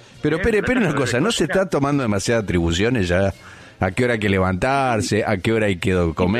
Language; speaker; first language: Spanish; native; Spanish